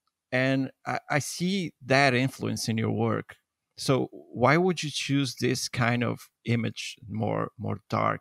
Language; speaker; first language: English; non-native, fluent; Portuguese